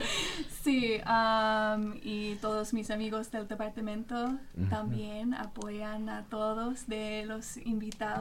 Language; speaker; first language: Spanish; non-native, fluent; English